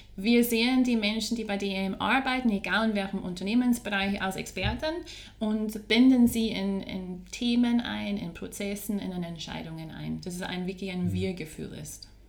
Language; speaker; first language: German; non-native, fluent; English